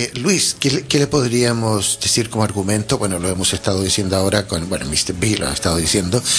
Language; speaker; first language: Spanish; native; Spanish